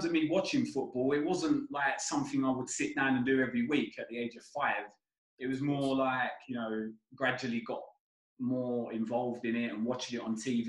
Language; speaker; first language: English; native; English